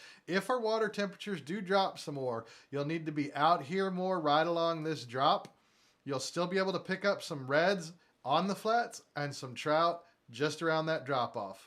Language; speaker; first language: English; native; English